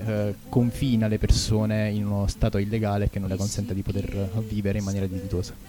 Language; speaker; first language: Italian; native; Italian